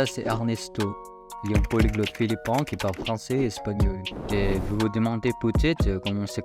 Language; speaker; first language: French; non-native, learner; Filipino